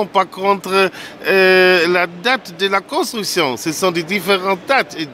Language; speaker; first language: French; non-native, fluent; German